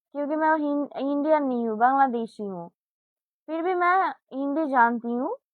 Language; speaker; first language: Hindi; non-native, learner; Bangla